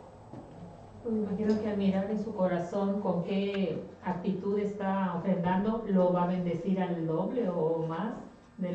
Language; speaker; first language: Spanish; native; Spanish